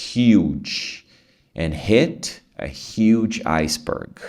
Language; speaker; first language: English; non-native, fluent; Portuguese